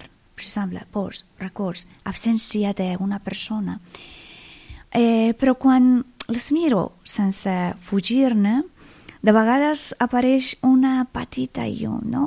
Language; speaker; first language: Catalan; non-native, fluent; Persian